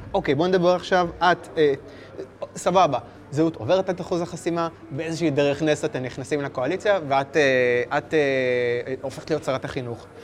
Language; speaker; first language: Hebrew; native; Hebrew